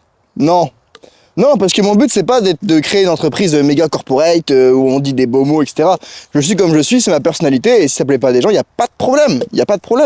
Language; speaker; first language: French; native; French